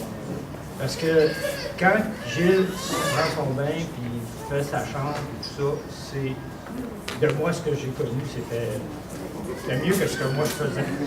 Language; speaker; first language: French; native; French